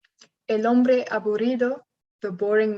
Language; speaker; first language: Spanish; non-native, learner; English